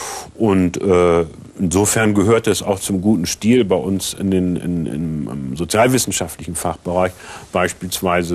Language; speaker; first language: German; native; German